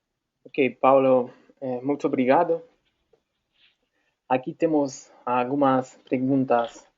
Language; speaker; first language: Portuguese; non-native, fluent; Spanish